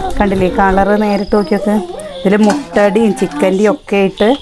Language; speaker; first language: Malayalam; native; Malayalam